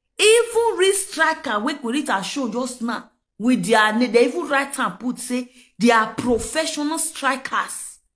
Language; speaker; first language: Nigerian Pidgin; non-native, local second language; Yoruba